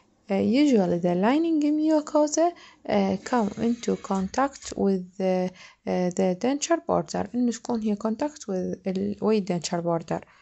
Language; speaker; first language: English; non-native, fluent; Arabic